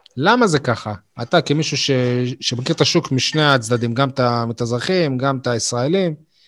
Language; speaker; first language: Hebrew; native; Hebrew